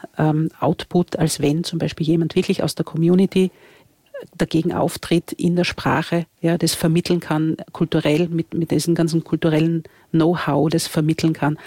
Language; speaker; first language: German; native; German